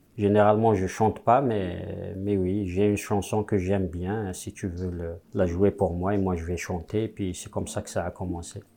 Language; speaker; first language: French; non-native, local second language; Kabyle